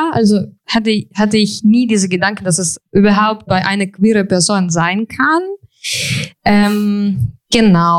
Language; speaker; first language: German; non-native, fluent; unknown